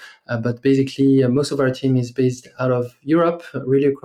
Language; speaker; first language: English; non-native, fluent; French